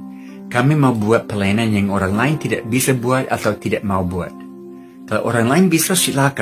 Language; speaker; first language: Indonesian; non-native, fluent; English